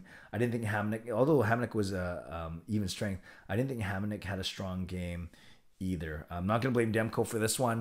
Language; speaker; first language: English; native; English